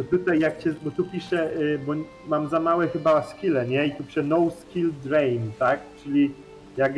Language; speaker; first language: Polish; native; Polish